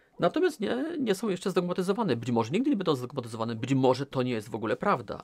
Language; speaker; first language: Polish; native; Polish